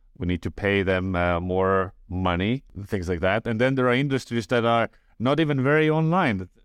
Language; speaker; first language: English; non-native, fluent; Estonian